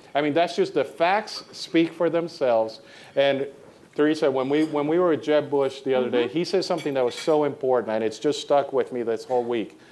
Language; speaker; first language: English; non-native, local second language; Spanish